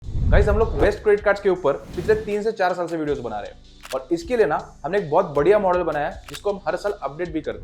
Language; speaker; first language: Hindi; native; Hindi